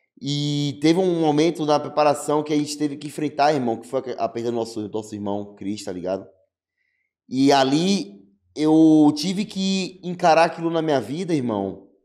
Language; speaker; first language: Portuguese; native; Portuguese